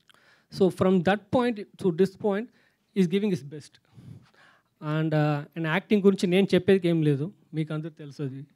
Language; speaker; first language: Telugu; non-native, learner; Tamil